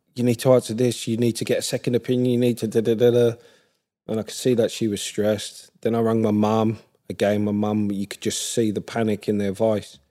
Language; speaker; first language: English; native; English